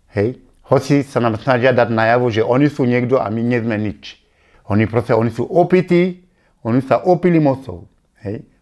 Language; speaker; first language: Slovak; non-native, fluent; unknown